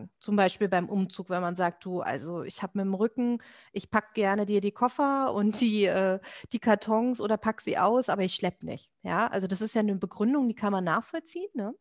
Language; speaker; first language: German; native; German